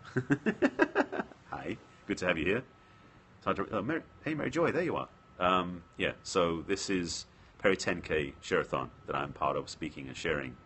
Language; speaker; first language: English; native; English